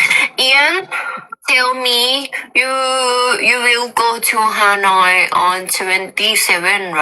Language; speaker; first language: English; non-native, learner; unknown